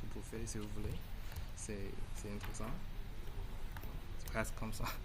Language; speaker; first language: French; non-native, learner; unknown